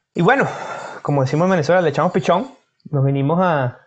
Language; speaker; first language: Spanish; native; Spanish